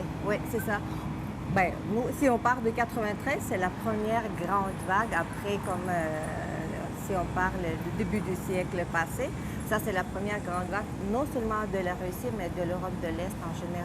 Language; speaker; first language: French; non-native, fluent; Russian